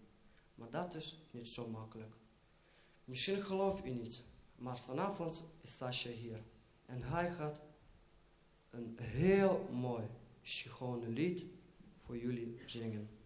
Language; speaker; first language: Dutch; non-native, fluent; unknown